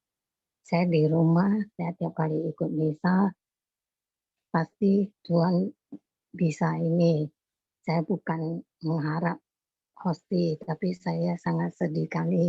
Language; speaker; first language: Indonesian; non-native, local second language; Chinese